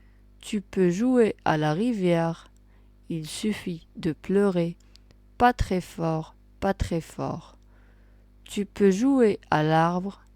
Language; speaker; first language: French; non-native, local second language; Arabic